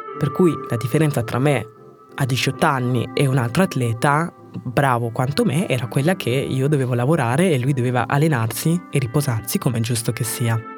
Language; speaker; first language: Italian; early bilingual, other home language; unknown